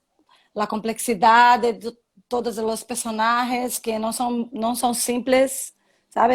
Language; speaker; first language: Spanish; non-native, learner; Portuguese